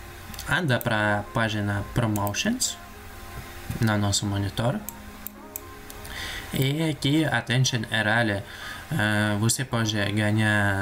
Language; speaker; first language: Portuguese; non-native, learner; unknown